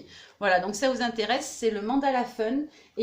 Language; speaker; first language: French; native; French